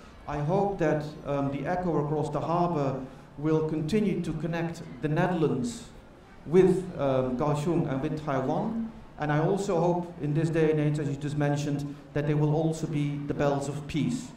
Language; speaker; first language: English; non-native, fluent; Dutch